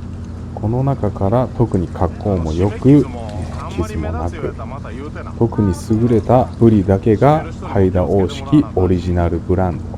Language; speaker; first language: Japanese; native; Japanese